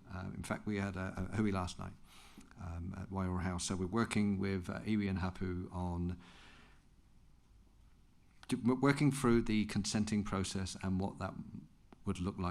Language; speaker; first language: English; native; English